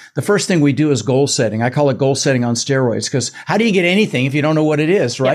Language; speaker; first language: English; early bilingual, other home language; Dutch